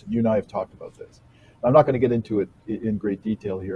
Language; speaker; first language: English; native; English